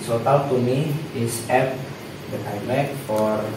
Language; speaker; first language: English; non-native, learner; Indonesian